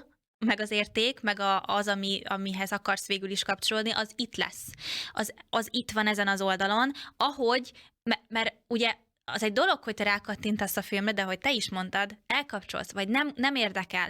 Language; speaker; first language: Hungarian; native; Hungarian